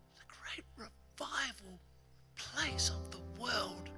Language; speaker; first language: English; native; English